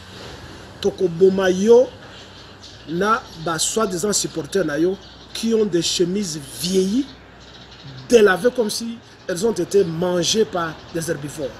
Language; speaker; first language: French; non-native, local second language; Lingala